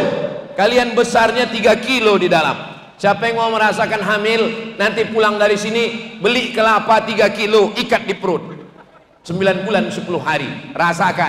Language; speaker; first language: Indonesian; native; Indonesian